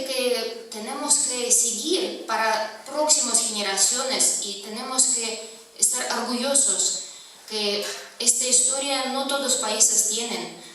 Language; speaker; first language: Spanish; non-native, fluent; Russian